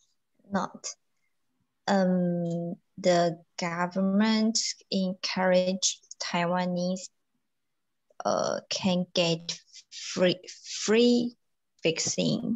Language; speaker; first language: English; non-native, learner; Chinese